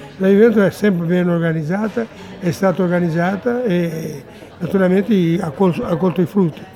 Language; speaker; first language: Italian; non-native, fluent; Portuguese